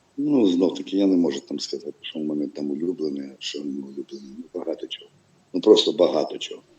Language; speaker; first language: Ukrainian; non-native, local second language; Russian